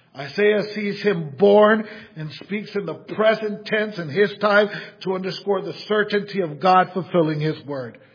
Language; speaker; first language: English; native; English